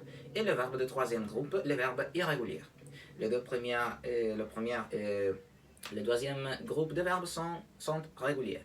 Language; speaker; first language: French; non-native, learner; Spanish